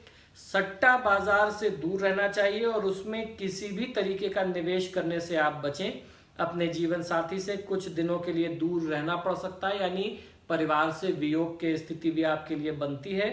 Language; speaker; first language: Hindi; native; Hindi